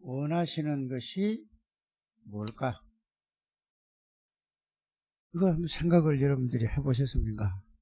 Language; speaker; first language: Korean; native; Korean